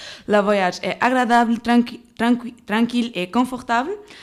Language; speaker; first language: French; non-native, learner; Portuguese